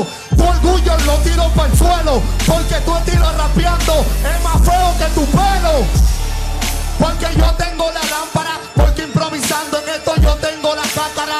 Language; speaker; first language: Spanish; native; Spanish